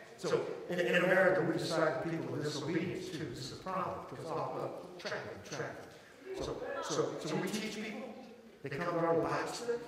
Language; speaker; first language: English; early bilingual, other home language; Korean